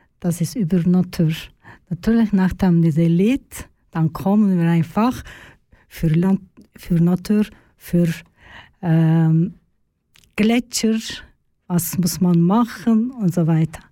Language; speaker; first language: German; non-native, learner; Turkish